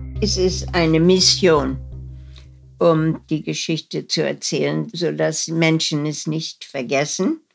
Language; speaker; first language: German; early bilingual, heritage; German